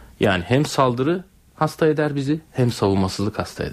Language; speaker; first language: Turkish; native; Turkish